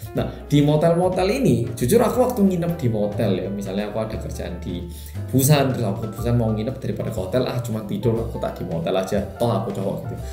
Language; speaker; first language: Indonesian; non-native, fluent; Korean